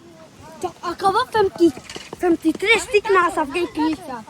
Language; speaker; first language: Swedish; early bilingual, other home language; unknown